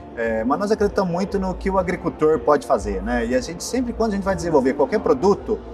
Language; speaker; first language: Portuguese; native; Portuguese